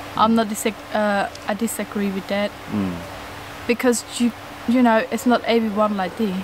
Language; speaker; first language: English; non-native, learner; Khmer